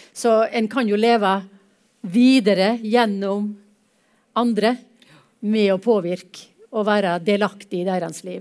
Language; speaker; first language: Norwegian; native; Norwegian